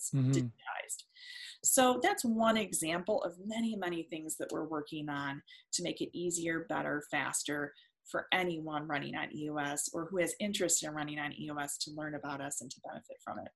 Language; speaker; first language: English; native; English